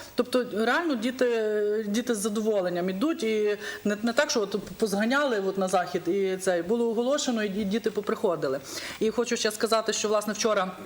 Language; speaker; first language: Ukrainian; native; Ukrainian